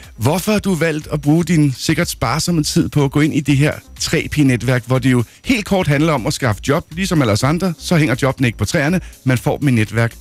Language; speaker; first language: Danish; native; Danish